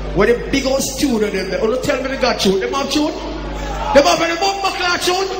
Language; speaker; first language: English; non-native, local second language; Jamaican Creole English